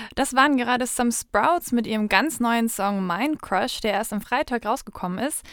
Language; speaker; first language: German; native; German